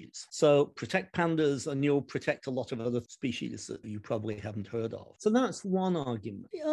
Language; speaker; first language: English; native; English